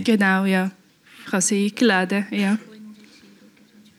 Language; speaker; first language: German; non-native, learner; Portuguese